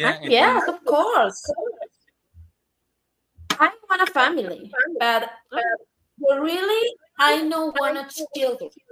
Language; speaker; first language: English; non-native, learner; Spanish